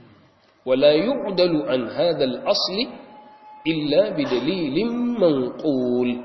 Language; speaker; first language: Arabic; non-native, fluent; Hausa